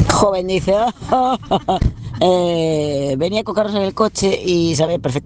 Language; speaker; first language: Spanish; native; Spanish